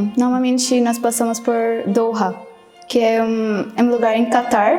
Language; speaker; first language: Portuguese; non-native, fluent; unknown